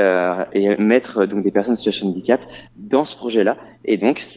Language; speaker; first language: French; native; French